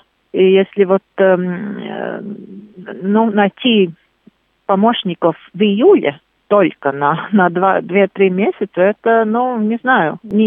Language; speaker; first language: Russian; non-native, local second language; Latvian